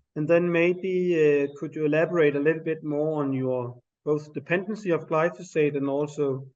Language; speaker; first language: English; non-native, fluent; Danish